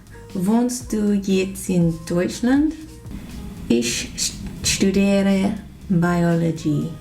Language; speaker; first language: German; non-native, learner; English